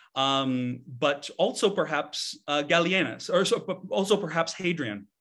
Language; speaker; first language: English; native; English